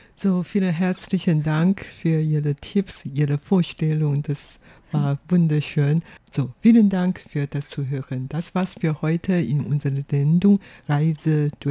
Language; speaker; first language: German; non-native, fluent; Chinese